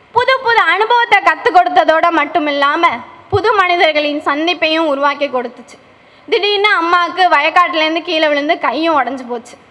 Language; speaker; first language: Tamil; native; Tamil